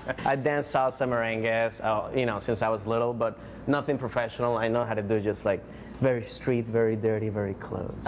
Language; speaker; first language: English; non-native, fluent; Spanish